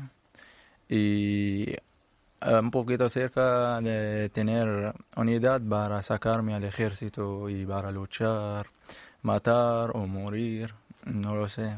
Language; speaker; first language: Spanish; non-native, learner; Arabic